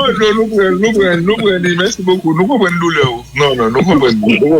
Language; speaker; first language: French; non-native, local second language; Haitian Creole